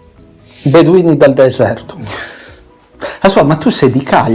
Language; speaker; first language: Italian; native; Italian